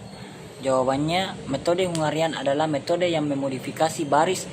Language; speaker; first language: Indonesian; native; Indonesian